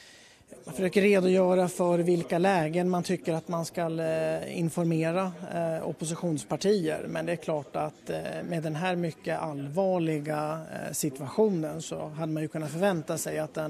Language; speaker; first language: Swedish; native; Swedish